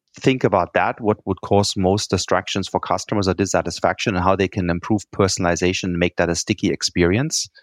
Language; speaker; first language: English; non-native, fluent; German